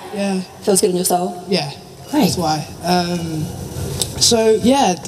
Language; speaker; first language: English; native; English